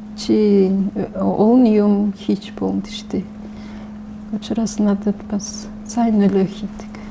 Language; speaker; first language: Mongolian; non-native, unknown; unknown